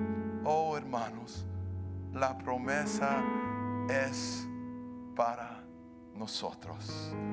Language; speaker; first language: Spanish; early bilingual, heritage; Spanish